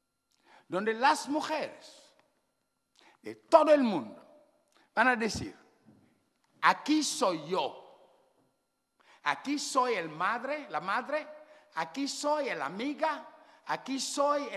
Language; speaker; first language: Spanish; non-native, learner; Wolof